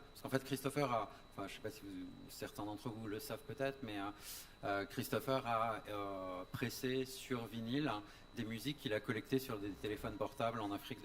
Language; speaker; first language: French; native; French